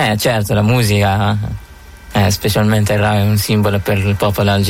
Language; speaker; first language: Italian; non-native, fluent; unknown